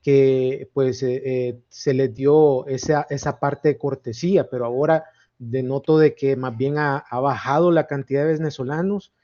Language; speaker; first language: Spanish; native; Spanish